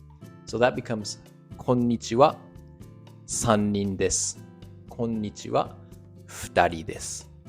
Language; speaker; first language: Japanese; non-native, fluent; English